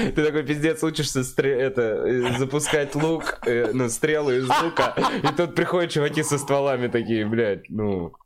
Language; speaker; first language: Russian; non-native, fluent; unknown